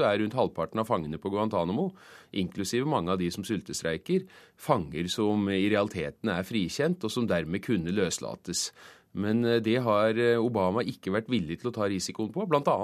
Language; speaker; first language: Norwegian; native; Norwegian